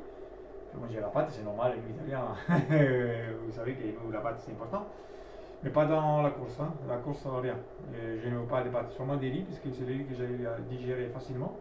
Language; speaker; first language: French; non-native, learner; Italian